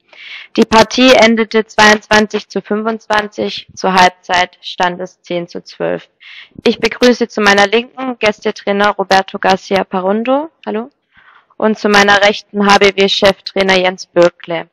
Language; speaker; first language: German; native; German